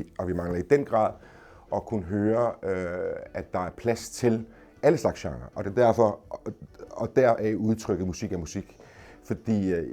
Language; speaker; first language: Danish; early bilingual, other home language; Macedonian